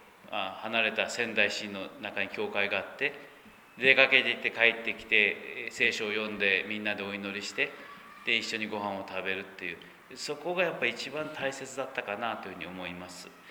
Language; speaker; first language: Japanese; native; Japanese